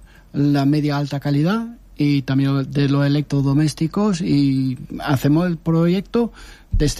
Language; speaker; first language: Spanish; early bilingual, heritage; Dutch